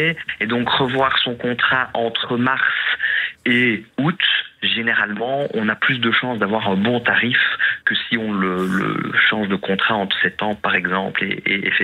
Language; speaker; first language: French; native; French